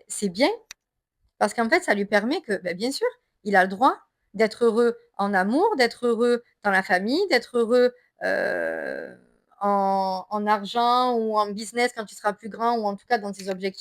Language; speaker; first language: French; native; French